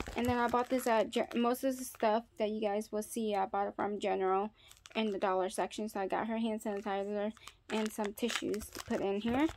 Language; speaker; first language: English; native; English